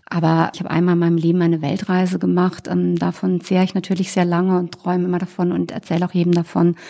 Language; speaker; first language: German; native; German